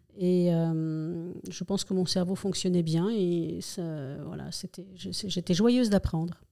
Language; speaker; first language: French; early bilingual, other home language; Spanish